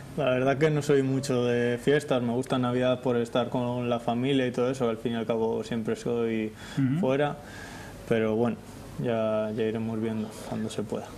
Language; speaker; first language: Spanish; native; Spanish